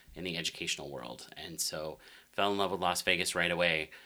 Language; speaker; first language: English; native; English